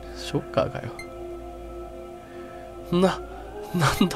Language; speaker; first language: Japanese; native; Japanese